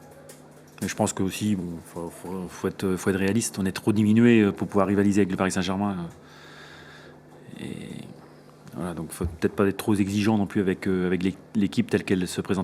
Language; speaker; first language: French; native; French